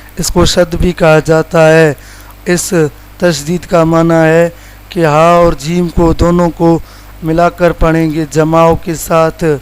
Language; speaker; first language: Urdu; non-native, local second language; Sindhi